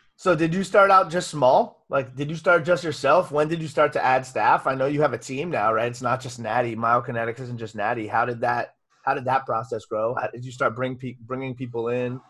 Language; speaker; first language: English; native; English